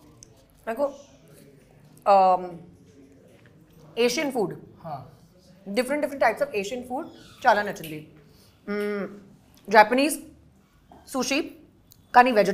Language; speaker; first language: Telugu; non-native, local second language; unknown